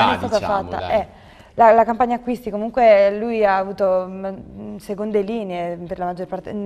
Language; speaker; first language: Italian; native; Italian